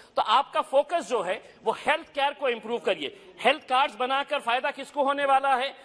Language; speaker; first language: Hindi; non-native, local second language; Urdu